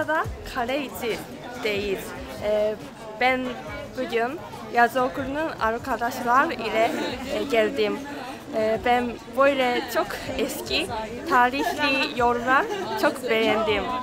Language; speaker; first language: Turkish; non-native, learner; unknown